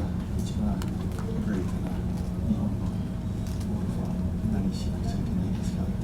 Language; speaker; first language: Japanese; non-native, fluent; English